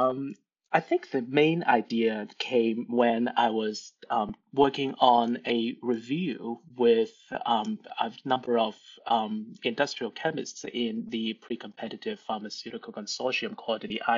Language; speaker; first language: English; non-native, local second language; Cantonese